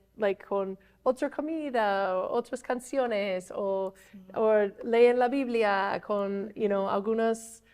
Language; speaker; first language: Spanish; non-native, fluent; English